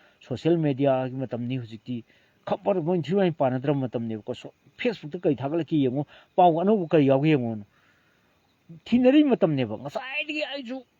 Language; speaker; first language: Manipuri; non-native, local second language; Thado Chin